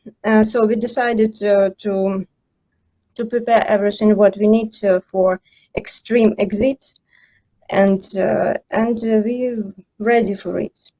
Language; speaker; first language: English; non-native, learner; Ukrainian